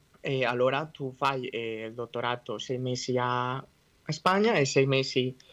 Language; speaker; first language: Italian; non-native, fluent; Spanish